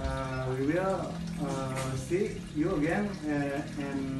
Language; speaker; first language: English; non-native, learner; Indonesian